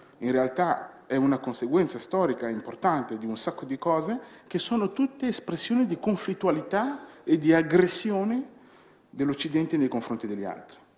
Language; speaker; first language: Italian; non-native, fluent; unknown